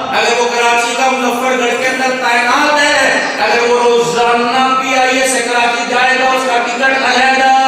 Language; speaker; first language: Urdu; non-native, local second language; Punjabi